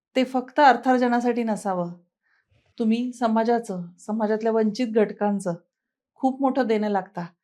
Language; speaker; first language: Marathi; native; Marathi